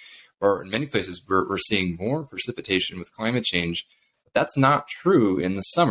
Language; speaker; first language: English; native; English